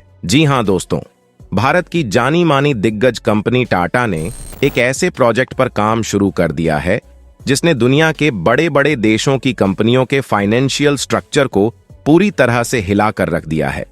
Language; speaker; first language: Hindi; native; Hindi